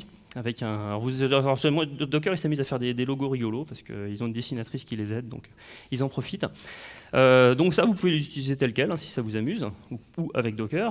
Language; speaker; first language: French; native; French